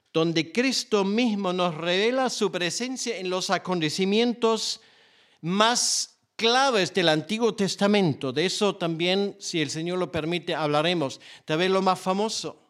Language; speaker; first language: Spanish; non-native, fluent; German